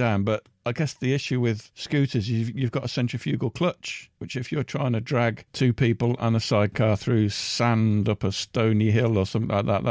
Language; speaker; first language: English; native; English